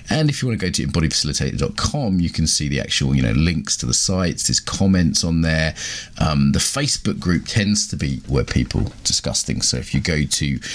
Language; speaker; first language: English; native; English